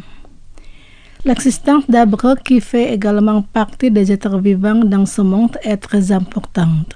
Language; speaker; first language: French; non-native, fluent; Indonesian